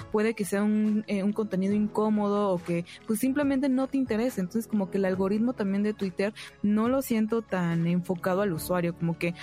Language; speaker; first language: Spanish; native; Spanish